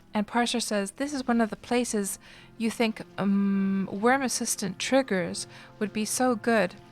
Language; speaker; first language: English; non-native, fluent; Finnish